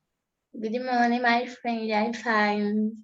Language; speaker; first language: English; non-native, learner; Portuguese